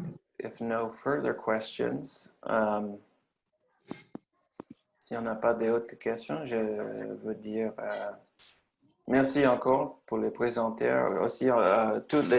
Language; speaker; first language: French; non-native, learner; English